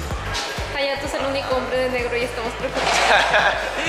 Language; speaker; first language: Spanish; native; Spanish